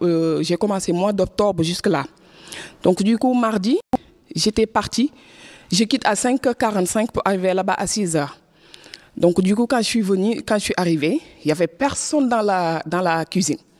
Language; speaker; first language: French; non-native, fluent; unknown